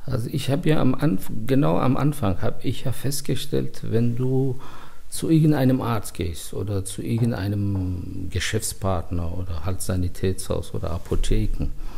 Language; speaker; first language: German; non-native, fluent; Persian